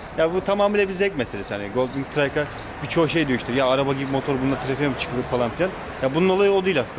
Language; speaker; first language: Turkish; native; Turkish